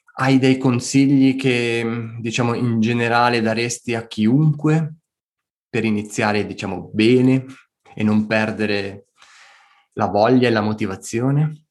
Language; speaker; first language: Italian; native; Italian